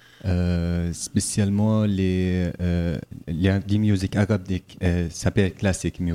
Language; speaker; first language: French; non-native, learner; Arabic